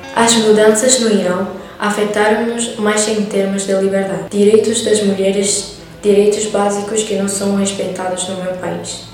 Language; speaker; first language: Portuguese; non-native, fluent; Persian